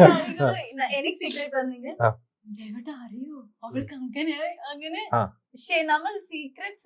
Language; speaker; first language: Malayalam; non-native, learner; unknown